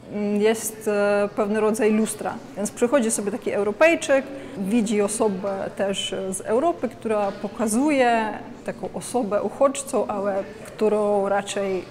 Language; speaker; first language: Polish; non-native, fluent; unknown